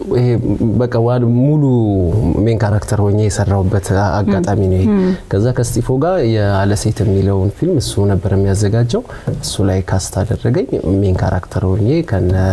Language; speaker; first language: Amharic; native; Amharic